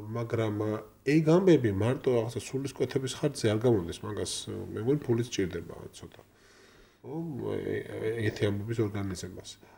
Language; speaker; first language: Georgian; native; Georgian